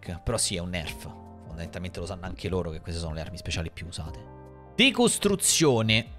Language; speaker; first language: Italian; native; Italian